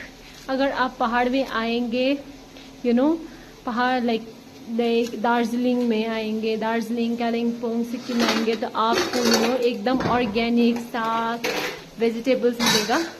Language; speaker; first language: Hindi; non-native, local second language; Nepali